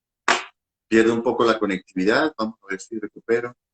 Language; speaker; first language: Spanish; native; Spanish